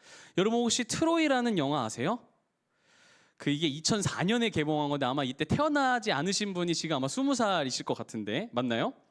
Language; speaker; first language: Korean; native; Korean